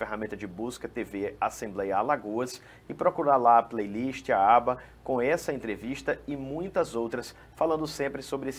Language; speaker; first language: Portuguese; native; Portuguese